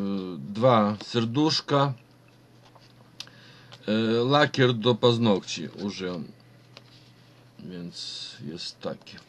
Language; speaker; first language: Polish; non-native, fluent; Ukrainian